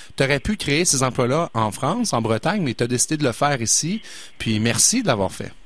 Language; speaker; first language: French; native; French